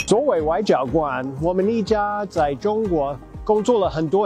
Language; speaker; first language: Chinese; non-native, fluent; English